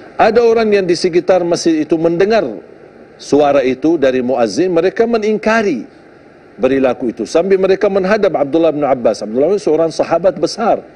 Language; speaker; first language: Indonesian; non-native, fluent; Arabic